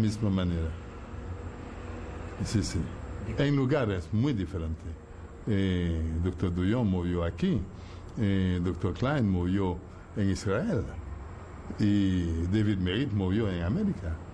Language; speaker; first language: Spanish; non-native, fluent; Haitian Creole